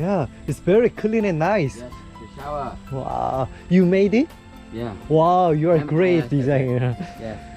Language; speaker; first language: English; non-native, learner; Korean